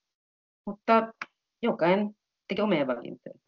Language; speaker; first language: Finnish; non-native, fluent; Russian